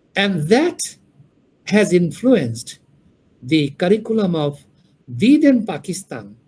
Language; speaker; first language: English; non-native, local second language; Bangla